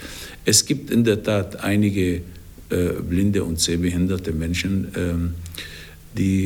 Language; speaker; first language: German; non-native, fluent; Arabic